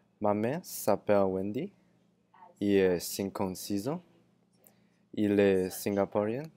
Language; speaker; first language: French; non-native, learner; English